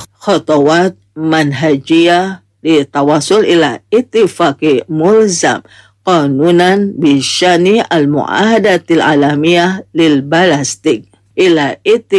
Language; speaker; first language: Arabic; non-native, fluent; Indonesian